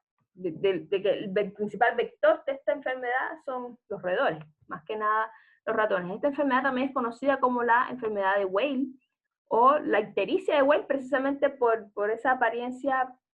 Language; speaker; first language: Spanish; native; Spanish